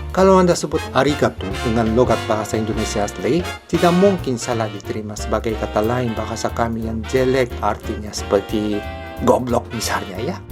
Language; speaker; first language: Indonesian; non-native, fluent; Japanese